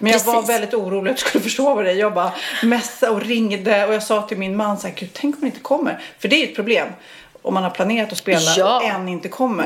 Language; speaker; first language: Swedish; native; Swedish